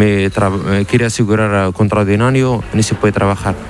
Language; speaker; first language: Spanish; non-native, learner; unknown